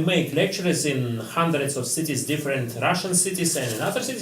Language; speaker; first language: English; non-native, learner; Russian